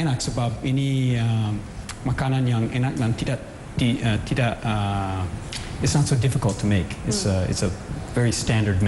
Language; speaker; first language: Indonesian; non-native, fluent; English